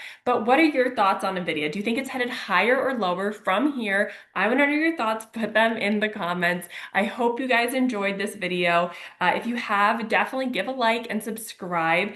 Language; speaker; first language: English; native; English